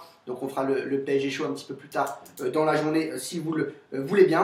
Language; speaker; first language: French; native; French